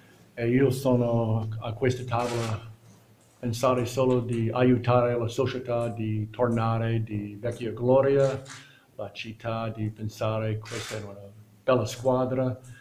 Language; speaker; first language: Italian; non-native, learner; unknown